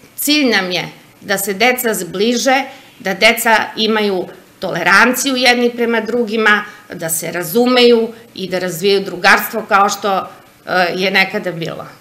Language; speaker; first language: Serbian; native; Serbian